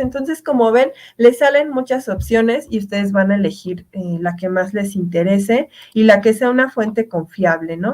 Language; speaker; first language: Spanish; native; Spanish